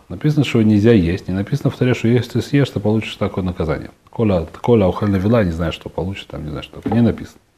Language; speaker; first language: Russian; early bilingual, heritage; Russian